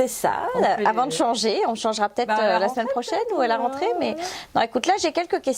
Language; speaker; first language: French; native; French